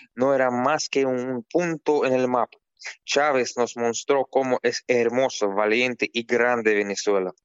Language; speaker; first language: Spanish; non-native, fluent; Russian